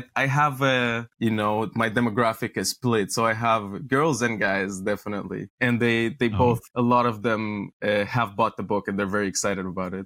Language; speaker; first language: English; non-native, fluent; Romanian